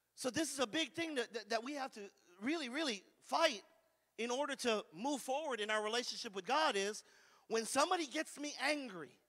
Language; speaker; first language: English; native; English